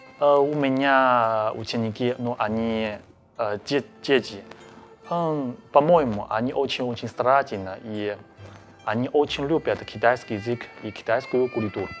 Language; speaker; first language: Russian; non-native, fluent; Chinese